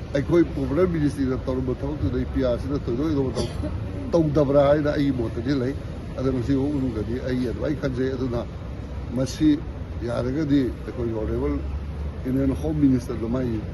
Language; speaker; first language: Manipuri; native; Manipuri